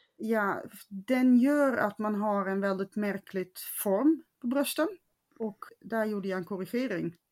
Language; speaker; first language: Swedish; non-native, fluent; Dutch